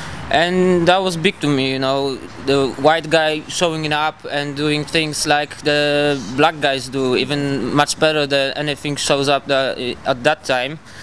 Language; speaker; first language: English; non-native, learner; Polish